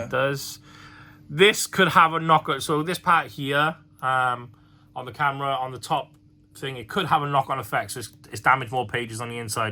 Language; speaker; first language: English; native; English